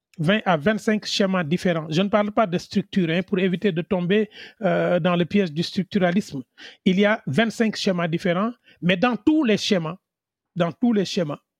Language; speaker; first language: French; non-native, local second language; Wolof